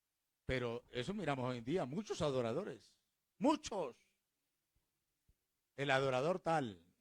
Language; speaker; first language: Spanish; native; Spanish